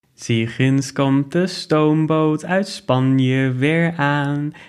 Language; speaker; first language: Dutch; non-native, fluent; German